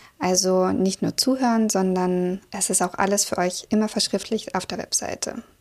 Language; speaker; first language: German; early bilingual, other home language; Russian